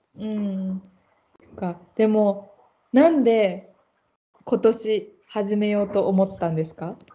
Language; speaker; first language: Japanese; native; Japanese